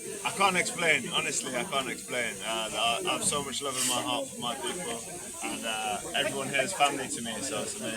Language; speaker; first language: English; early bilingual, other home language; Bangla